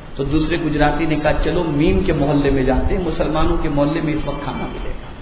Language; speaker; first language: Urdu; native; Urdu